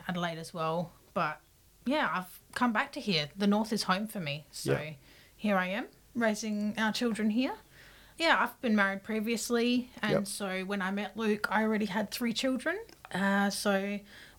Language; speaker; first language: English; native; English